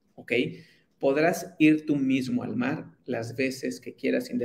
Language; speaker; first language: Spanish; native; Spanish